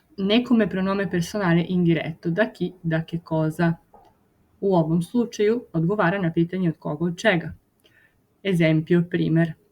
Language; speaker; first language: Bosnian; non-native, fluent; Italian